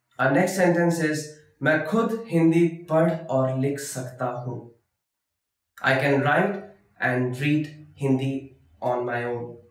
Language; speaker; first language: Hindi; native; Hindi